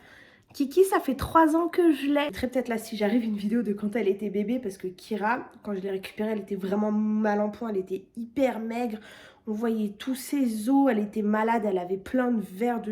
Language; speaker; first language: French; native; French